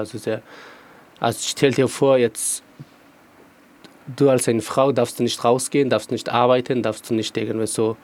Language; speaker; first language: German; non-native, fluent; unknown